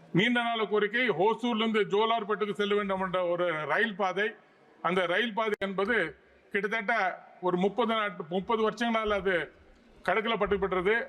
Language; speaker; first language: Tamil; non-native, local second language; Telugu